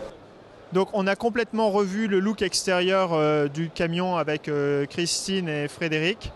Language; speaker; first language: French; native; French